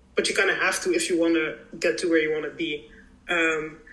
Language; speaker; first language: English; early bilingual, heritage; English